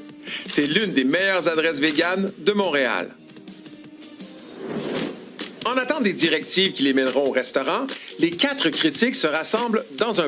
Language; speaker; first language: French; native; French